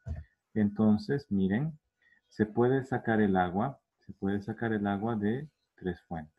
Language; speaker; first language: Spanish; native; Spanish